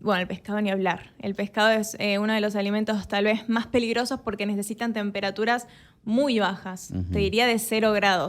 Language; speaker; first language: Spanish; native; Spanish